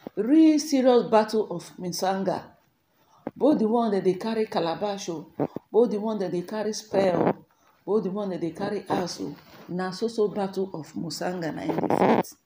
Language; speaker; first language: Nigerian Pidgin; non-native, local second language; Igbo